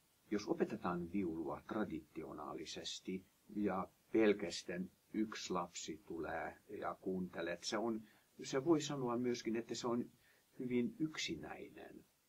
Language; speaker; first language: Finnish; non-native, fluent; Hungarian